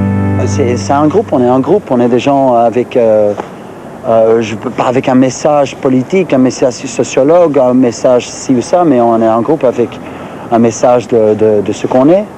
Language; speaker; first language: French; non-native, local second language; Dutch